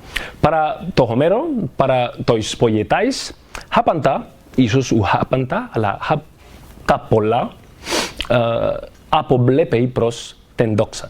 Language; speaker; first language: Greek; non-native, fluent; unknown